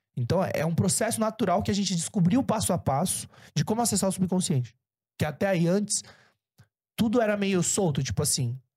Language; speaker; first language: Portuguese; early bilingual, other home language; Korean